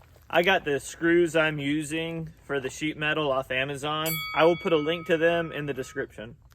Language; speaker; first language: English; native; English